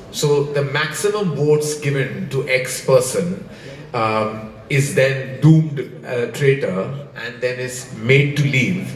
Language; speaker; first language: English; non-native, local second language; Hindi